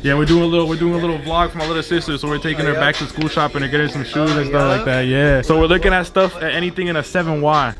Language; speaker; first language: English; early bilingual, other home language; Spanish